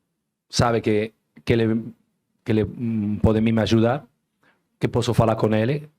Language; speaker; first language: Portuguese; non-native, fluent; Spanish